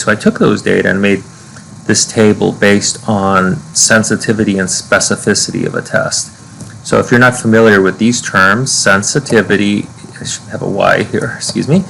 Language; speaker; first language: English; native; English